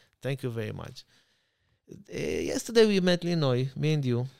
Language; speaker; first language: English; non-native, learner; Hebrew